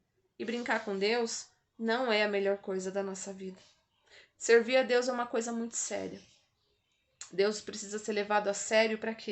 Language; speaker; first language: Portuguese; native; Portuguese